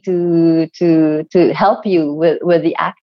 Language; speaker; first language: English; non-native, local second language; Cebuano